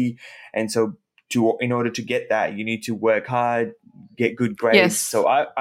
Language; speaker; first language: English; non-native, local second language; Urdu